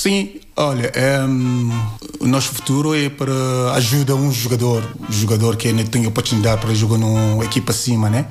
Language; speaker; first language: Portuguese; non-native, learner; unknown